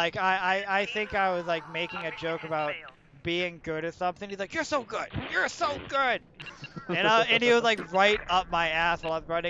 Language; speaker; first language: English; native; English